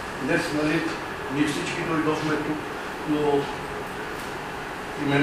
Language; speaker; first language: Bulgarian; non-native, local second language; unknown